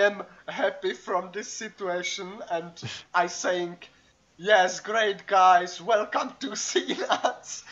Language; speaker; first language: English; non-native, learner; Czech